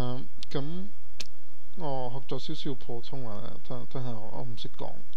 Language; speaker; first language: Cantonese; non-native, learner; Portuguese